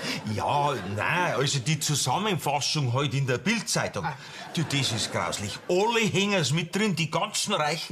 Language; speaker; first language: German; native; German